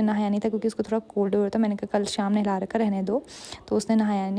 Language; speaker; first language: Hindi; native; Hindi